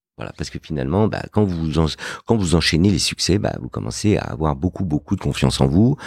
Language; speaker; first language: French; early bilingual, other home language; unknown